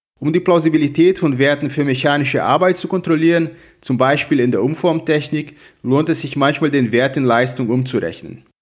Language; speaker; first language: German; non-native, fluent; Portuguese